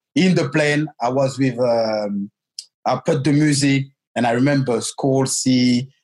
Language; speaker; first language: English; non-native, fluent; French